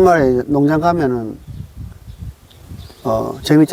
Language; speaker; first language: Korean; native; Korean